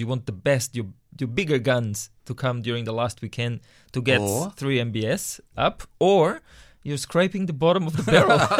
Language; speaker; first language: English; non-native, fluent; Portuguese